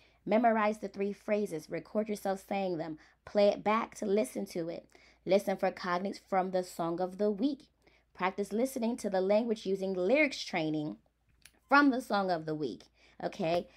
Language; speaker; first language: English; early bilingual, other home language; Spanish